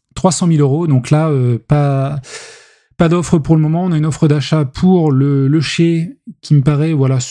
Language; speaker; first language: French; native; French